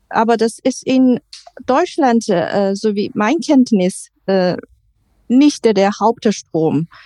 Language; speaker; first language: German; non-native, learner; Chinese